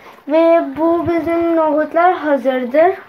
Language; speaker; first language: Turkish; non-native, learner; Urdu